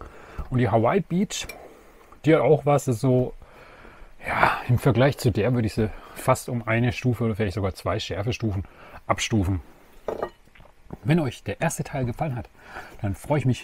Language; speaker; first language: German; native; German